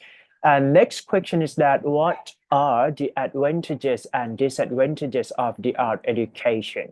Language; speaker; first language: English; non-native, fluent; Thai